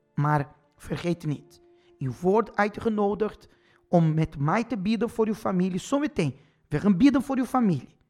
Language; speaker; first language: Dutch; non-native, fluent; Portuguese